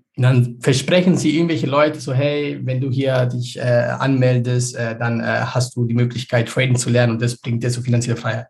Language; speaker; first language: German; early bilingual, other home language; Spanish